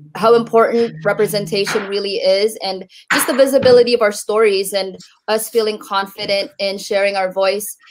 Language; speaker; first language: English; native; English